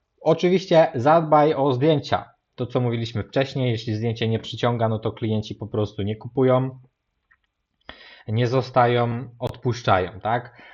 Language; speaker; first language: Polish; native; Polish